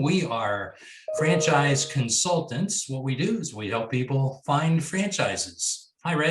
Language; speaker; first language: English; native; English